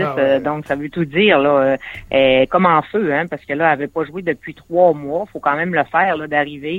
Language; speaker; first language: French; native; French